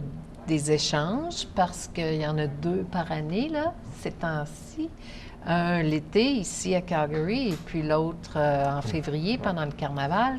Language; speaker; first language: French; native; French